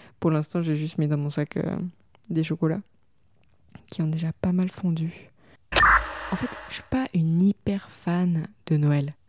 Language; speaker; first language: French; native; French